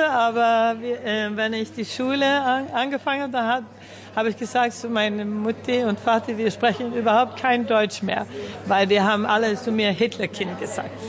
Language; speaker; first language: German; early bilingual, heritage; Swedish